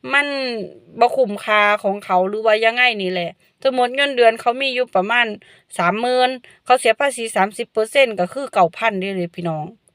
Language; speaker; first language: Thai; non-native, local second language; Northeastern Thai